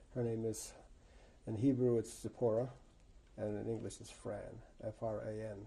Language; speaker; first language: English; early bilingual, other home language; Yiddish